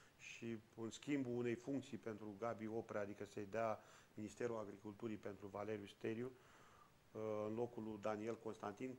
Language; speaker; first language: Romanian; native; Romanian